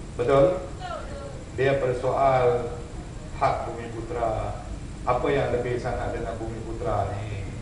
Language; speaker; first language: Malay; non-native, local second language; Tamil